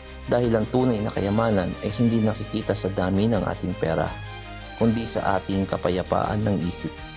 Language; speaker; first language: Filipino; native; Filipino